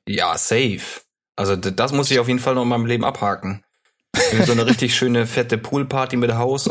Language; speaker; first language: German; native; German